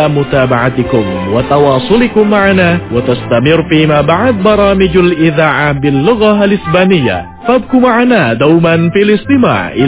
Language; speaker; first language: Arabic; non-native, fluent; Indonesian